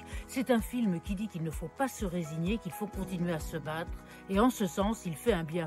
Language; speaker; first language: French; native; French